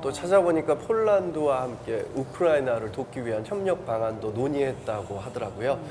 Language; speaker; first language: Korean; native; Korean